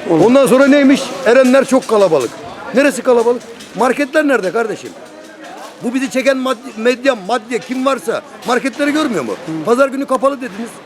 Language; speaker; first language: Turkish; native; Turkish